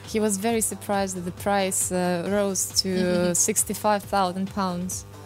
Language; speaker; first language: English; non-native, fluent; Russian